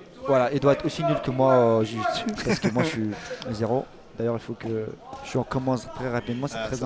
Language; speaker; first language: French; native; French